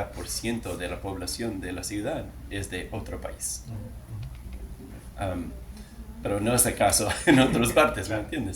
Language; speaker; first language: Spanish; non-native, learner; English